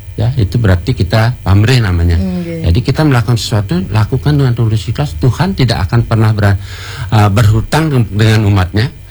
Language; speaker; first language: Malay; non-native, local second language; Balinese